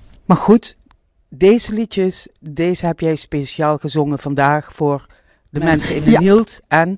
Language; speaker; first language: Dutch; native; Dutch